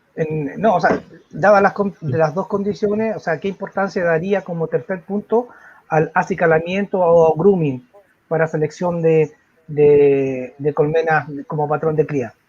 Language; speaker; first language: Spanish; native; Spanish